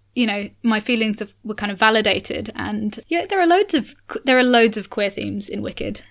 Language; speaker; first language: English; native; English